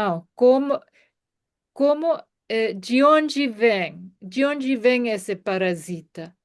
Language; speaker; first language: Portuguese; non-native, fluent; German